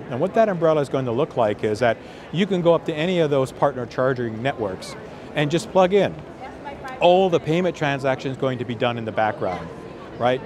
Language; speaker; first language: English; native; English